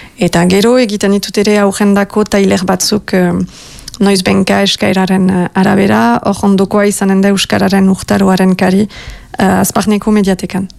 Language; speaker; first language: Basque; native; Basque